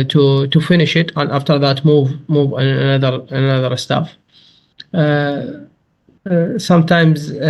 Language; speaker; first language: English; non-native, learner; Arabic